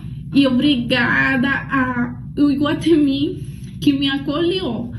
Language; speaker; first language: Portuguese; non-native, learner; Spanish